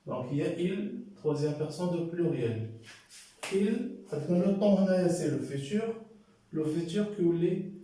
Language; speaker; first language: French; non-native, local second language; Arabic